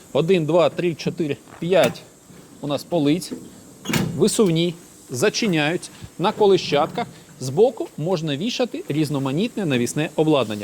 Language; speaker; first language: Ukrainian; native; Ukrainian